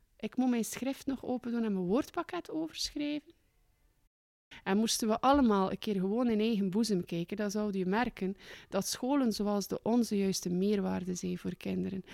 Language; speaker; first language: Dutch; native; Dutch